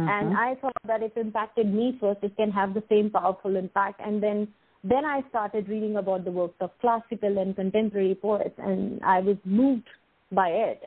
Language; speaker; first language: English; non-native, local second language; Hindi